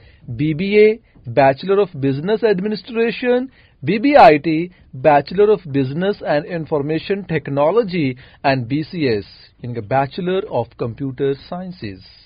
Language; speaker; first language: English; non-native, local second language; Urdu